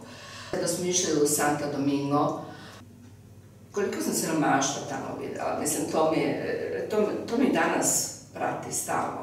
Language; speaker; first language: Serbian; early bilingual, heritage; Serbian